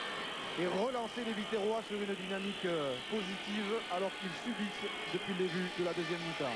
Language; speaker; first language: French; native; French